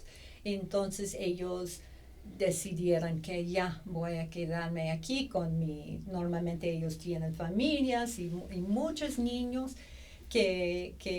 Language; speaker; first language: Spanish; non-native, fluent; English